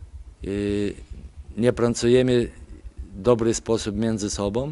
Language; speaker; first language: Polish; non-native, fluent; Lithuanian